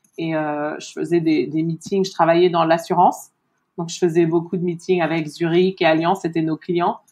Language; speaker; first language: French; early bilingual, heritage; French